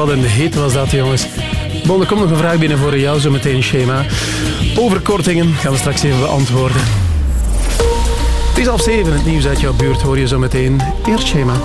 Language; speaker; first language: Dutch; native; Dutch